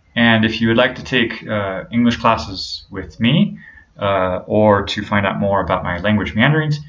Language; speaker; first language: English; native; English